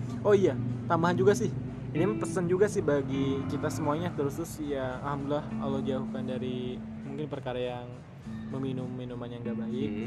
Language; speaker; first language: Indonesian; native; Indonesian